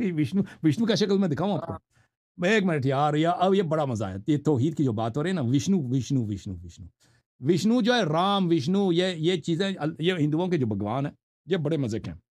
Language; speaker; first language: Urdu; non-native, fluent; Persian